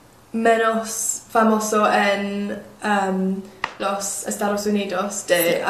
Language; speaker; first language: Spanish; non-native, learner; English